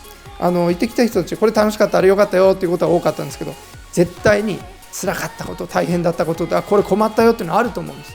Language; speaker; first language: Japanese; native; Japanese